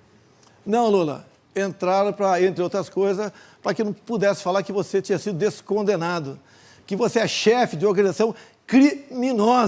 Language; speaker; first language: Portuguese; native; Portuguese